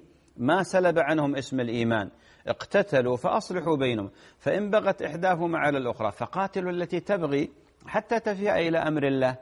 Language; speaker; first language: Arabic; native; Arabic